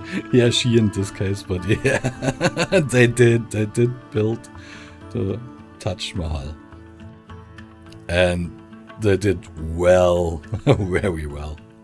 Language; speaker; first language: English; non-native, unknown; German